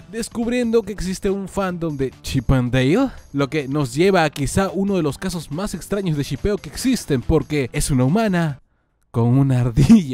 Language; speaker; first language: Spanish; native; Spanish